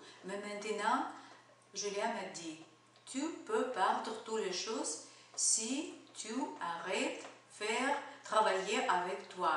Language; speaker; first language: French; non-native, learner; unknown